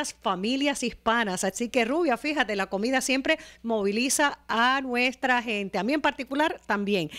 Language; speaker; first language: Spanish; native; Spanish